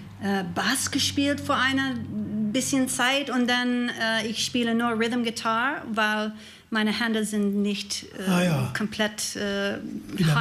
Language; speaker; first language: German; non-native, learner; English